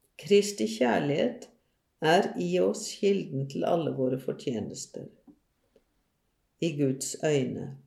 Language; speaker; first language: Norwegian; native; Norwegian